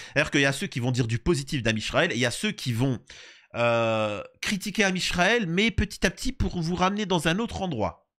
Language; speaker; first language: French; native; French